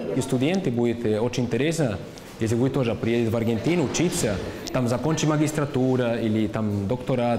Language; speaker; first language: Russian; non-native, learner; Spanish